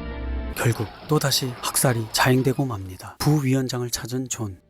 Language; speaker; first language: Korean; native; Korean